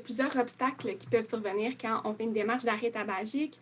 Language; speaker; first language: French; native; French